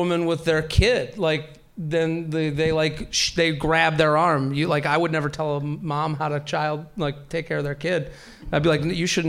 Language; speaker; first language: English; native; English